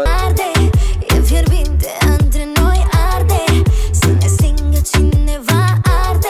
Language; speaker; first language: Romanian; native; Romanian